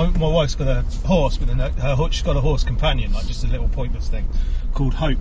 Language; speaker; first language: English; native; English